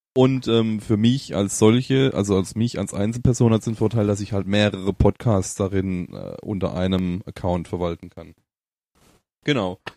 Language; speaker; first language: German; native; German